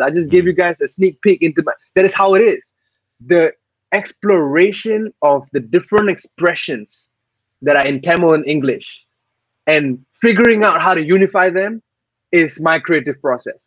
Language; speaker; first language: English; non-native, local second language; Tamil